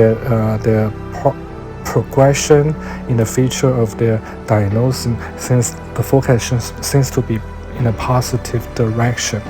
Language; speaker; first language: English; non-native, fluent; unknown